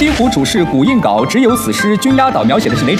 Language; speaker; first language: Chinese; native; Chinese